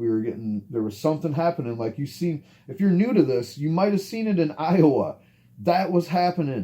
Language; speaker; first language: English; native; English